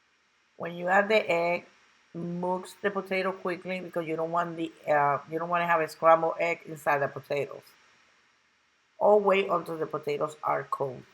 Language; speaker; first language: English; non-native, local second language; Spanish